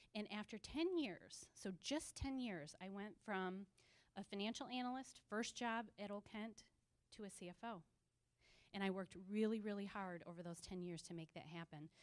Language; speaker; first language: English; native; English